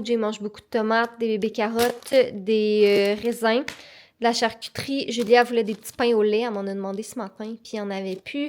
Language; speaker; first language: French; native; French